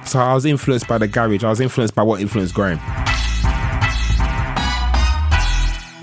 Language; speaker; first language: English; native; English